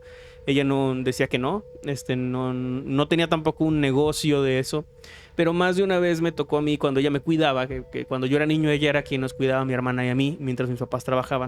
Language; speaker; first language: Spanish; native; Spanish